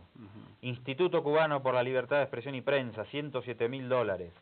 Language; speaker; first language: Spanish; native; Spanish